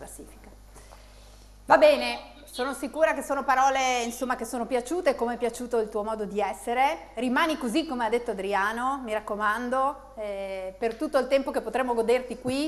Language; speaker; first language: Italian; native; Italian